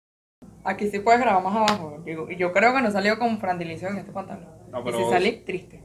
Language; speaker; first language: Spanish; native; Spanish